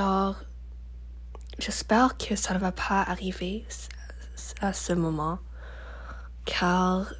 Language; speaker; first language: French; non-native, learner; English